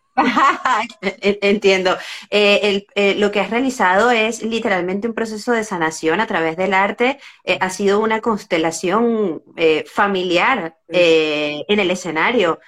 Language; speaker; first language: Spanish; native; Spanish